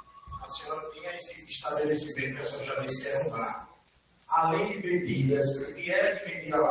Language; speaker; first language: Portuguese; native; Portuguese